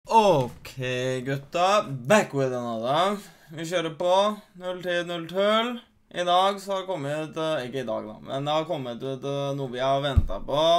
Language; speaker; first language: Norwegian; early bilingual, other home language; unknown